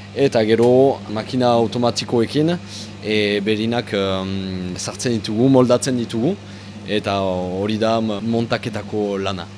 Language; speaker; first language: Basque; native; Basque